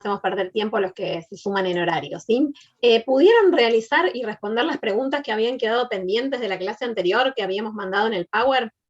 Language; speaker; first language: Spanish; native; Spanish